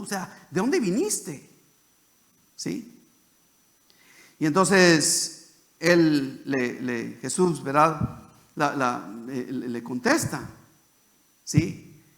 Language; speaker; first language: Spanish; native; Spanish